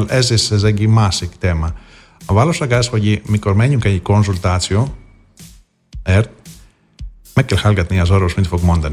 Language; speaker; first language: Hungarian; non-native, fluent; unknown